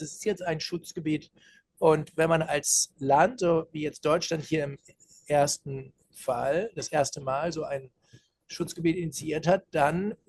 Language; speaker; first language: German; native; German